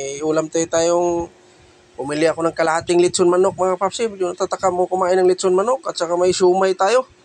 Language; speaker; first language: Filipino; non-native, local second language; Cebuano